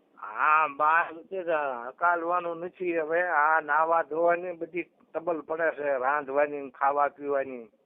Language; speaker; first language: Gujarati; native; Gujarati